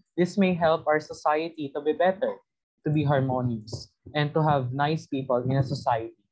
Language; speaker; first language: English; non-native, local second language; Filipino